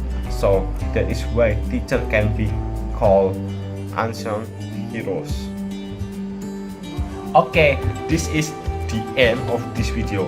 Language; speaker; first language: English; non-native, learner; Indonesian